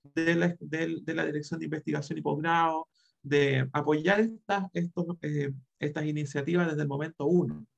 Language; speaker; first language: Spanish; native; Spanish